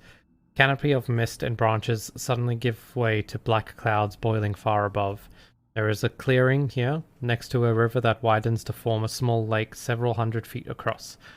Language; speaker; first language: English; native; English